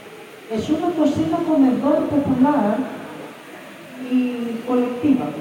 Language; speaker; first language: Spanish; non-native, fluent; Greek